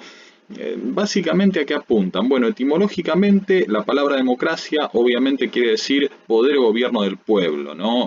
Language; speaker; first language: Spanish; native; Spanish